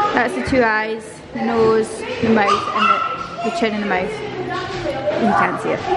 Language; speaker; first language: English; native; English